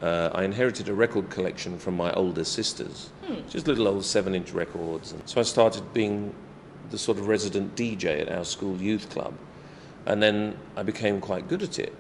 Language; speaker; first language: English; native; English